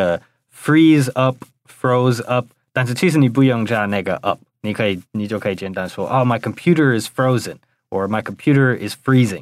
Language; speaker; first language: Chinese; non-native, fluent; English